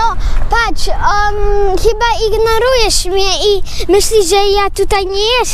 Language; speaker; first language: Polish; early bilingual, heritage; Polish